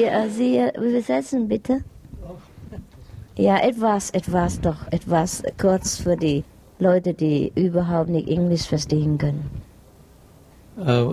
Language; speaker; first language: German; non-native, learner; Vietnamese